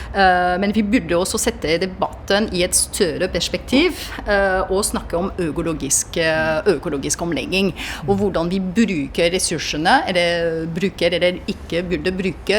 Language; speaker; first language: Norwegian; non-native, fluent; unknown